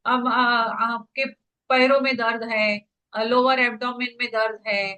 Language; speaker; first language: Hindi; non-native, local second language; Marathi